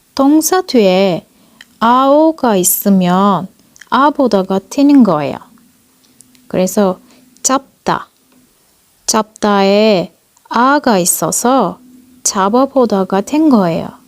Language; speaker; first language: Korean; non-native, fluent; Turkish